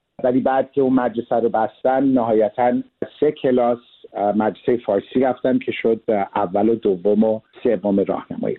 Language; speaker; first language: Persian; early bilingual, heritage; Persian